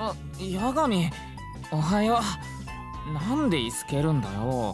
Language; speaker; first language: Japanese; native; Japanese